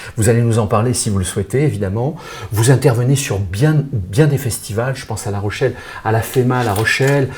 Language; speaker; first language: French; native; French